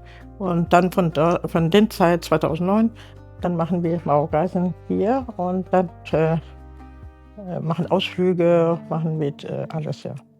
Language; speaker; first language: German; non-native, learner; Arabic